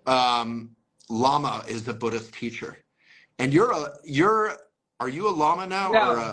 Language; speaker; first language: English; native; English